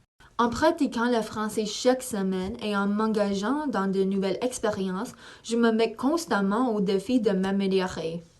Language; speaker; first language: French; non-native, learner; English